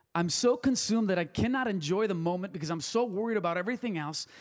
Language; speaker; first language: English; early bilingual, other home language; Spanish